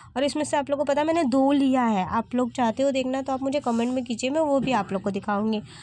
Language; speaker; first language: Hindi; native; Hindi